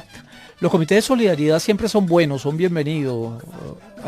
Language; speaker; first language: Spanish; native; Spanish